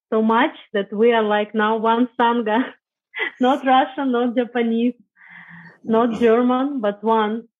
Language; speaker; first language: English; non-native, fluent; Russian